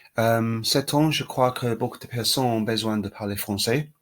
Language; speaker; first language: French; non-native, learner; English